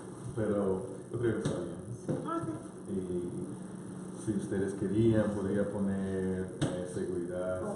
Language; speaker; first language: Spanish; non-native, fluent; English